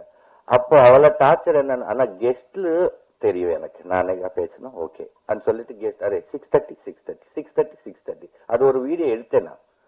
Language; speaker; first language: Tamil; non-native, learner; Telugu